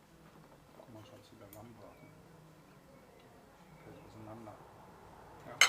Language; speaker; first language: German; native; German